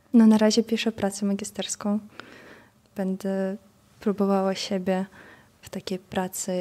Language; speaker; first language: Polish; non-native, fluent; Russian